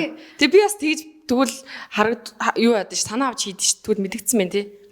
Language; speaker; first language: Mongolian; native; Mongolian